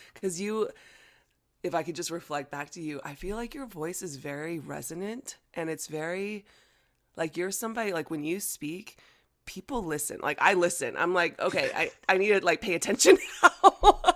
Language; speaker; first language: English; early bilingual, other home language; Chinese